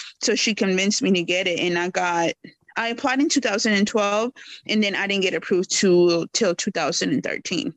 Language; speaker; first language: English; early bilingual, other home language; Spanish